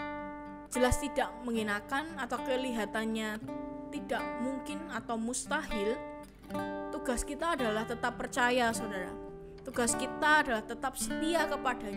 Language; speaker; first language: Indonesian; native; Indonesian